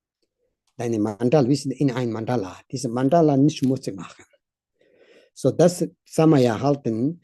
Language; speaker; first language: German; non-native, learner; Tibetan